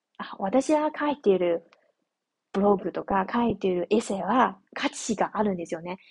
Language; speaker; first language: Japanese; non-native, fluent; Chinese